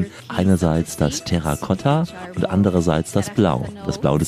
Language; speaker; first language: German; native; German